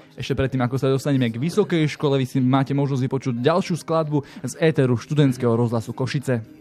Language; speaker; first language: Slovak; native; Slovak